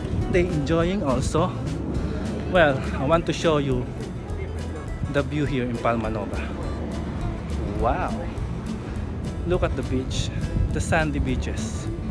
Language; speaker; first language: English; non-native, local second language; Filipino